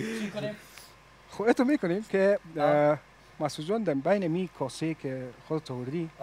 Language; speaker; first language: Persian; native; Persian